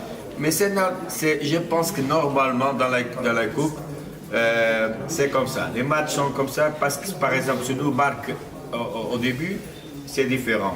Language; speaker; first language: French; non-native, fluent; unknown